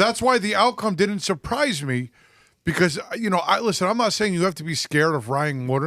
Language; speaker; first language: English; native; English